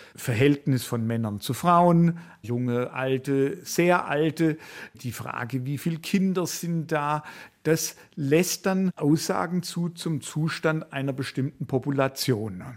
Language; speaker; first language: German; native; German